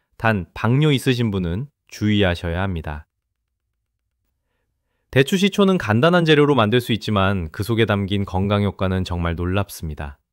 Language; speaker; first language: Korean; native; Korean